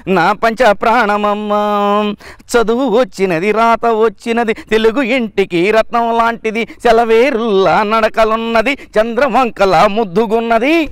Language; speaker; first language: Telugu; native; Telugu